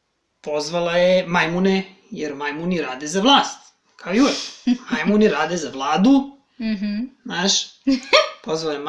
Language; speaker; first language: Serbian; native; Serbian